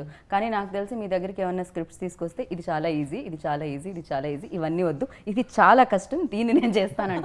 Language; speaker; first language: Telugu; native; Telugu